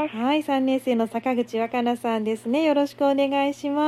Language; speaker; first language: Japanese; native; Japanese